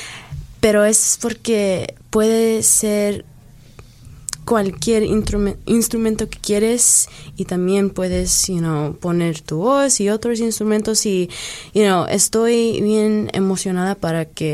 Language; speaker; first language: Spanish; early bilingual, heritage; English